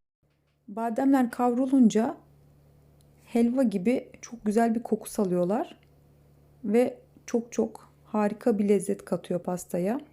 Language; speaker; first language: Turkish; native; Turkish